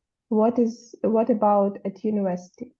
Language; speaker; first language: English; non-native, fluent; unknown